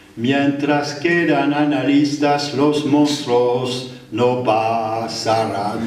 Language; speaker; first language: Spanish; non-native, learner; French